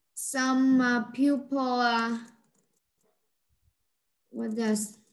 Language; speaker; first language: English; non-native, learner; Vietnamese